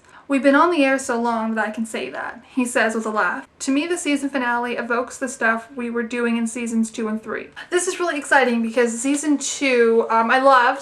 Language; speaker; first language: English; native; English